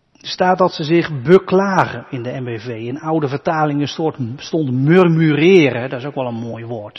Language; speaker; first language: Dutch; native; Dutch